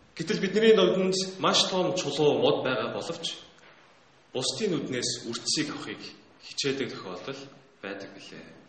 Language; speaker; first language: Mongolian; native; Mongolian